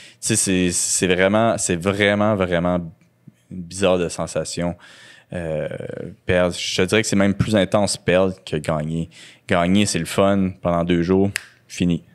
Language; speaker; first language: French; native; French